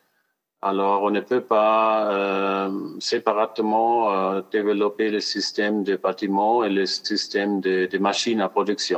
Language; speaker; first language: French; non-native, fluent; German